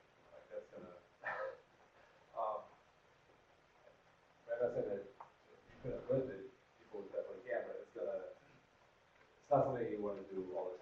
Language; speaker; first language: English; native; English